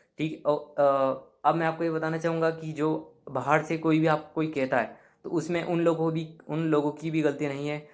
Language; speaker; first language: Hindi; native; Hindi